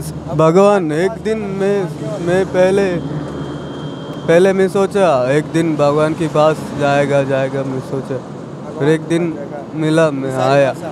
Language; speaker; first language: Hindi; non-native, local second language; Malayalam